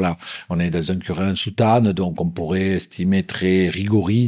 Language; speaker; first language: French; native; French